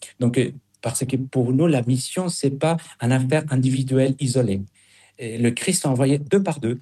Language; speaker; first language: French; non-native, fluent; Spanish